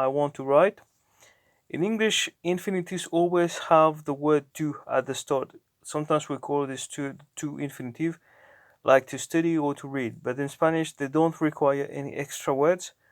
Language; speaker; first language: English; non-native, fluent; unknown